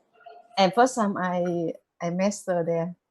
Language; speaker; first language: English; non-native, learner; Vietnamese